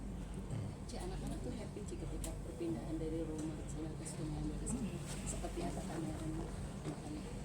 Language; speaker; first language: Indonesian; native; Indonesian